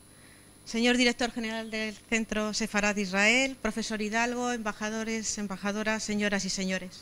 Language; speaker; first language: Spanish; native; Spanish